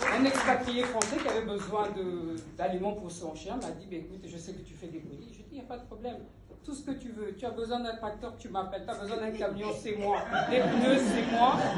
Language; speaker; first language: French; early bilingual, other home language; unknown